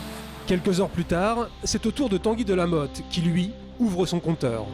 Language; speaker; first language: French; native; French